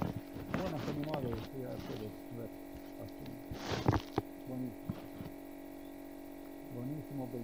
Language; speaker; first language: Spanish; non-native, learner; Slovenian